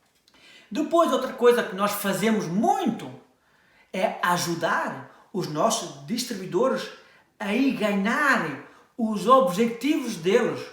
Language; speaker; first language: Portuguese; early bilingual, heritage; French